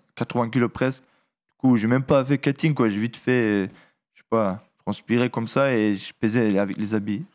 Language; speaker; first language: French; non-native, fluent; Russian